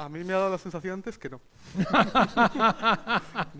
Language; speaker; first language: Spanish; native; Spanish